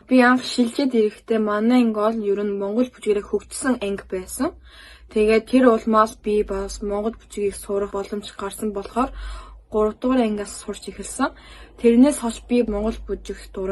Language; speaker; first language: Mongolian; early bilingual, heritage; Mongolian